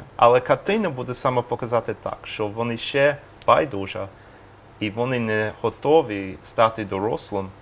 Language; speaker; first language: Ukrainian; non-native, learner; English